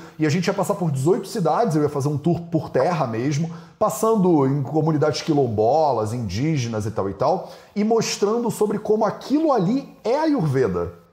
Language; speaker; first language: Portuguese; native; Portuguese